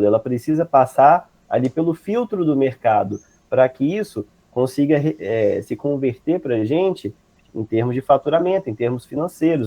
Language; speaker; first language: Portuguese; native; Portuguese